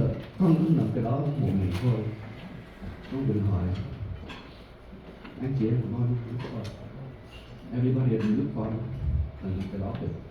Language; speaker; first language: Vietnamese; early bilingual, heritage; Vietnamese